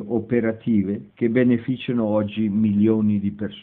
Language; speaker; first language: Italian; native; Italian